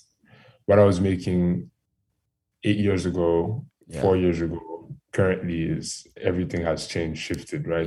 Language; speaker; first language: English; non-native, fluent; French